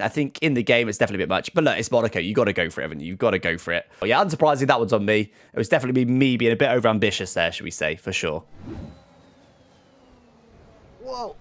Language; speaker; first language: English; native; English